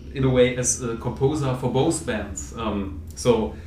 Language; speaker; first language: English; non-native, fluent; German